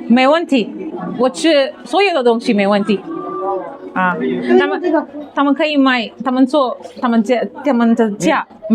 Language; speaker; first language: Chinese; non-native, learner; Tamil